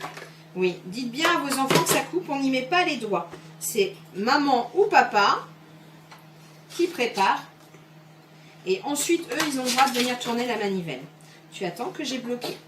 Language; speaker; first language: French; native; French